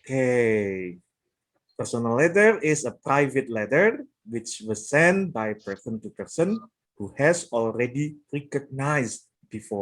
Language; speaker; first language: English; non-native, local second language; Indonesian